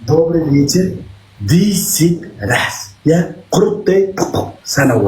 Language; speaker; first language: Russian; non-native, learner; Uzbek